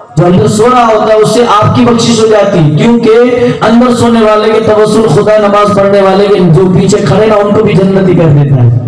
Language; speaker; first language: Urdu; non-native, local second language; Gujarati